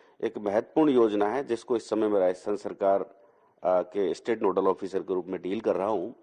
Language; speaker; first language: Hindi; native; Hindi